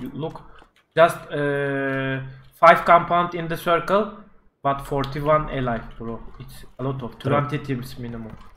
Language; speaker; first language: English; non-native, learner; Turkish